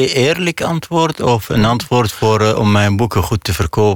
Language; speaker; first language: Dutch; non-native, fluent; Arabic